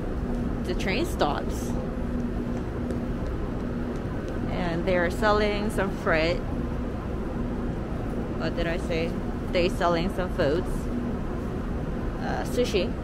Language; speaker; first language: English; non-native, learner; Korean